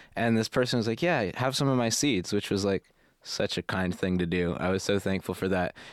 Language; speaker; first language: English; native; English